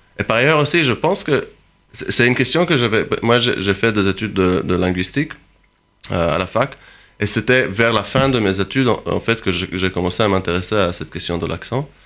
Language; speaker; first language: French; non-native, fluent; Hebrew